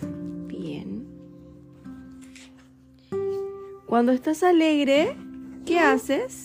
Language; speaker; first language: Spanish; native; Spanish